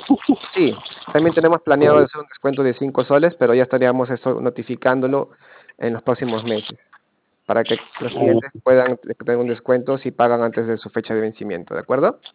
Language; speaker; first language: Spanish; native; Spanish